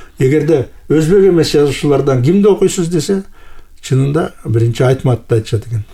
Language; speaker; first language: Kyrgyz; native; Kyrgyz